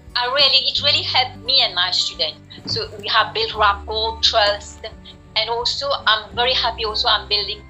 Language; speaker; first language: English; non-native, fluent; French